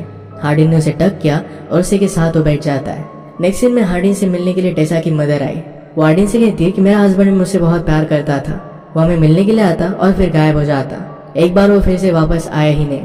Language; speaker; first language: Hindi; native; Hindi